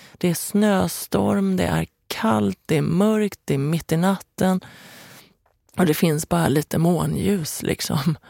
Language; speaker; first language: Swedish; early bilingual, other home language; Persian